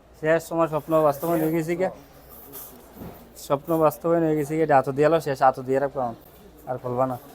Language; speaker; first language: Bangla; native; Bangla